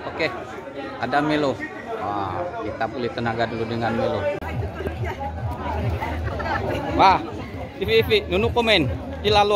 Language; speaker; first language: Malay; non-native, local second language; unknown